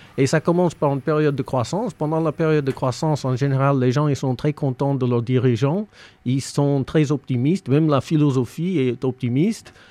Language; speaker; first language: French; non-native, fluent; English